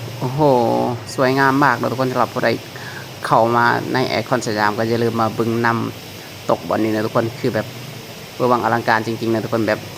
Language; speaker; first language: Thai; non-native, local second language; Lao